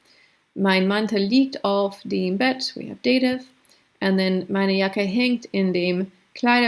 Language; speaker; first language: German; non-native, fluent; English